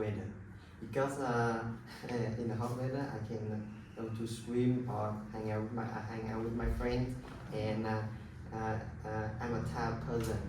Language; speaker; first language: English; non-native, learner; Vietnamese